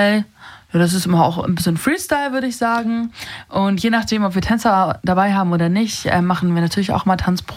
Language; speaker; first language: German; native; German